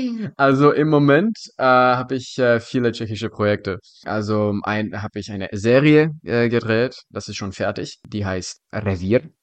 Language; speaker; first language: German; non-native, fluent; Czech